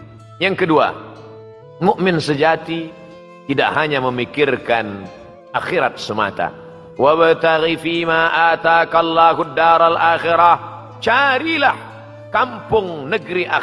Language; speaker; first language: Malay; native; Malay